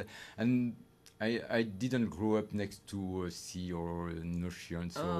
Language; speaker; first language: English; non-native, fluent; French